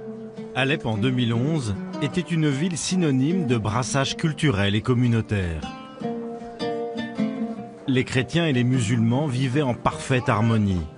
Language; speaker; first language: French; native; French